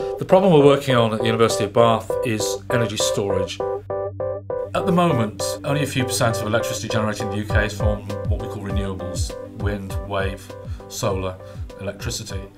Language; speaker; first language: English; native; English